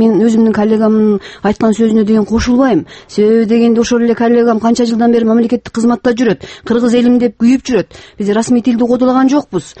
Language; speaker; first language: Kyrgyz; non-native, local second language; Russian